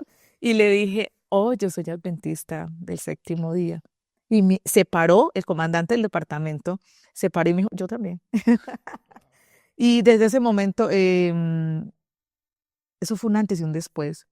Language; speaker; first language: Spanish; native; Spanish